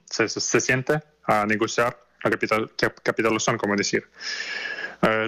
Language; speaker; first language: Spanish; non-native, fluent; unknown